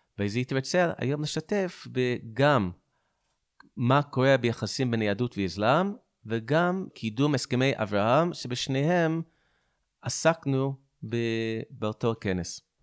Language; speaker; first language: Hebrew; non-native, fluent; English